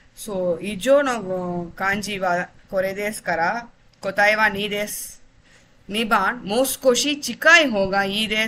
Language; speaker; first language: Japanese; non-native, fluent; Tamil